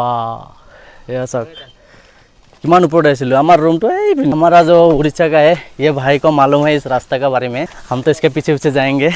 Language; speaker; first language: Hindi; non-native, local second language; Assamese